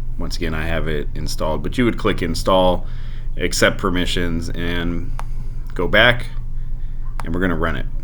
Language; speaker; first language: English; native; English